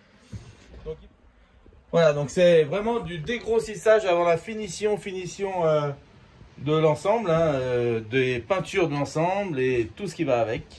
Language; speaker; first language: French; native; French